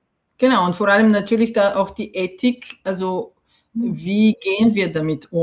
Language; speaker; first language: German; non-native, fluent; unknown